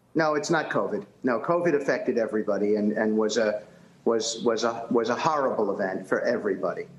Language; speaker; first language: English; native; English